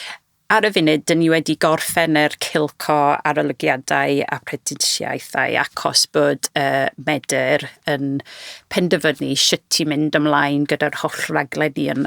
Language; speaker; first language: Welsh; non-native, fluent; English